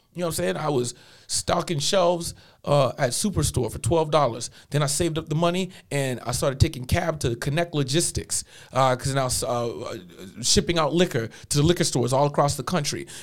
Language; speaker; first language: English; native; English